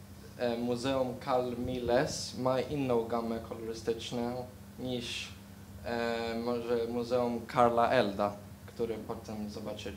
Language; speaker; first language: Polish; early bilingual, heritage; Polish